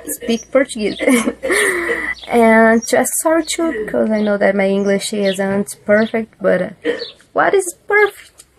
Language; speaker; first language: English; non-native, learner; Portuguese